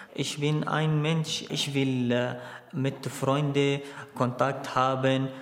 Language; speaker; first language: German; non-native, learner; Arabic